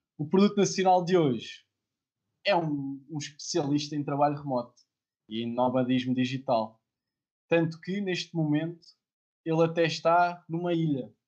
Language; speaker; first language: Portuguese; native; Portuguese